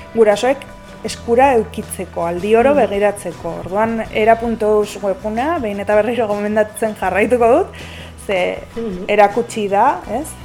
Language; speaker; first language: Basque; non-native, local second language; Spanish